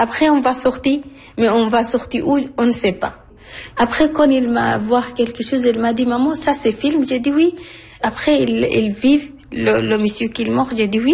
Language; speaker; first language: French; non-native, learner; Arabic